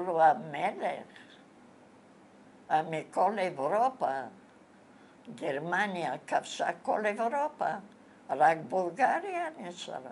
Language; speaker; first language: Hebrew; non-native, fluent; Bulgarian